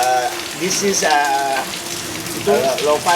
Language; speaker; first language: English; non-native, learner; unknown